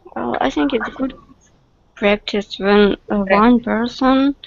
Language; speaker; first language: English; non-native, learner; Russian